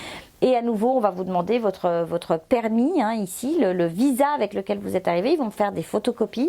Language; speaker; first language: French; native; French